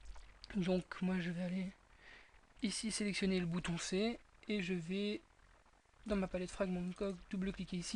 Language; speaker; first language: French; native; French